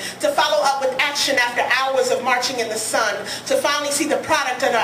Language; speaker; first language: English; native; English